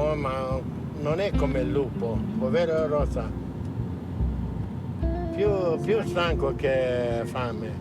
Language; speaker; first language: Italian; non-native, fluent; Tibetan